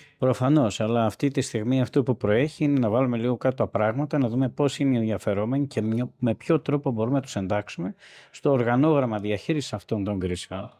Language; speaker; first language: Greek; native; Greek